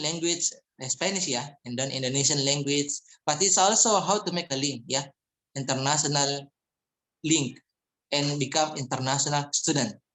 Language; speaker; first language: English; non-native, fluent; Indonesian